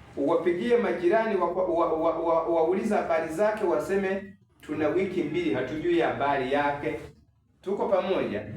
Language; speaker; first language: Swahili; non-native, local second language; Rundi